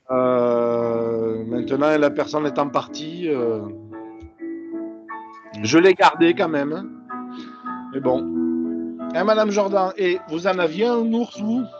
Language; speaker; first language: French; native; French